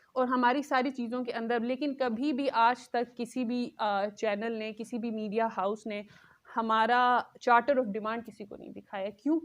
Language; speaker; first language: Urdu; non-native, local second language; Khowar